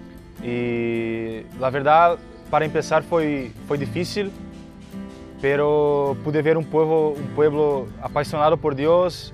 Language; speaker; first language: Spanish; non-native, fluent; Portuguese